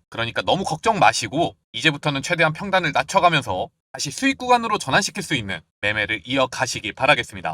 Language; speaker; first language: Korean; native; Korean